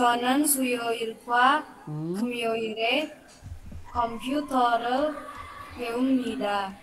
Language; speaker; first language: Korean; non-native, learner; Indonesian